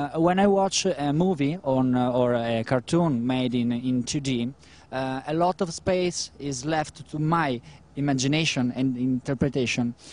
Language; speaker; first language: English; non-native, fluent; Italian